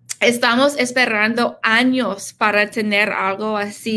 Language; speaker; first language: Spanish; early bilingual, heritage; English